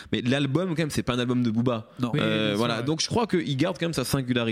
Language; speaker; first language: French; native; French